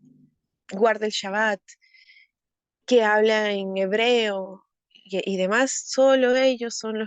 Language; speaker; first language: Spanish; native; Spanish